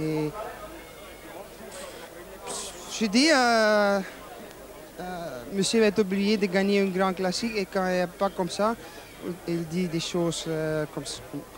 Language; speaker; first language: French; non-native, local second language; Dutch